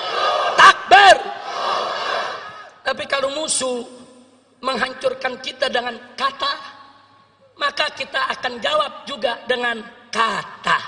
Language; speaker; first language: Indonesian; native; Indonesian